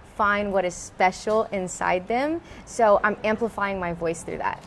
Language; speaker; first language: English; native; English